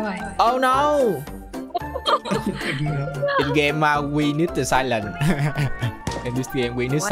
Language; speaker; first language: English; non-native, learner; Vietnamese